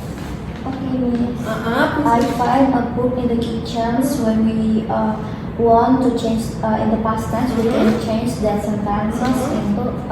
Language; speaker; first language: English; non-native, learner; Indonesian